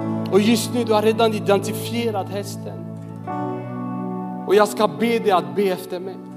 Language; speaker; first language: Swedish; non-native, fluent; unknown